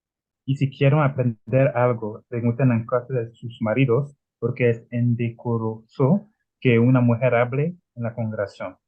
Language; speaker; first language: Spanish; non-native, learner; Italian